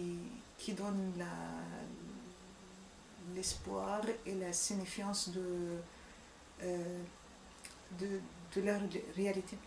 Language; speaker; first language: French; non-native, fluent; Arabic